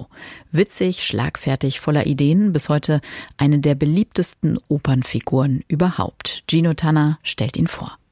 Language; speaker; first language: German; native; German